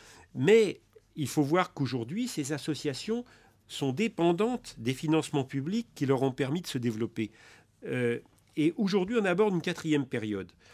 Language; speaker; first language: French; native; French